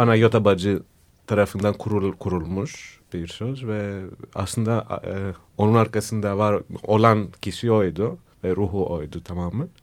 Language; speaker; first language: Turkish; non-native, fluent; Greek